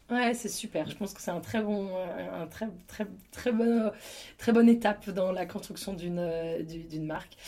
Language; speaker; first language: French; native; French